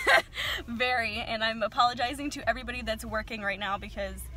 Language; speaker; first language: English; native; English